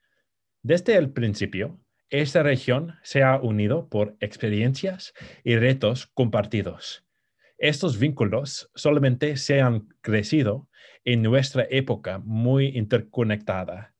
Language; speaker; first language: Spanish; non-native, fluent; English